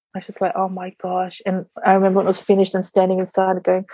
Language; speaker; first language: English; native; English